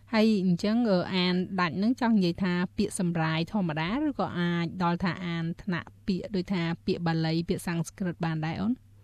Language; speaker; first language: Khmer; native; Khmer